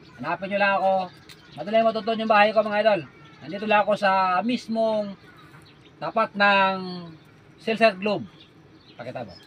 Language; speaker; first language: Filipino; non-native, local second language; Cebuano